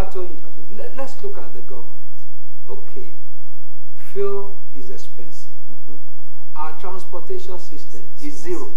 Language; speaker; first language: English; non-native, local second language; Yoruba